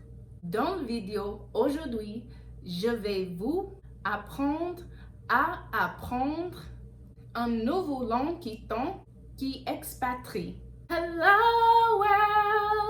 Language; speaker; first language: French; non-native, learner; English